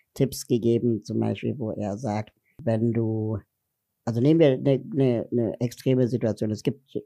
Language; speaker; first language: German; native; German